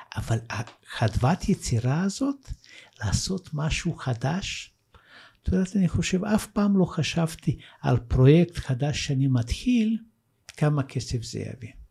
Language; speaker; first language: Hebrew; non-native, fluent; Russian